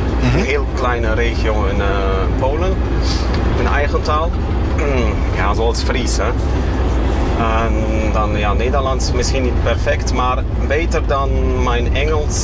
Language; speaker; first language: Dutch; non-native, fluent; Kashubian